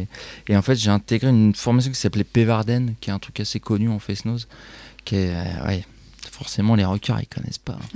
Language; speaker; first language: French; native; French